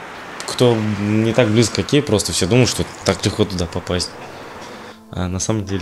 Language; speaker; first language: Russian; native; Russian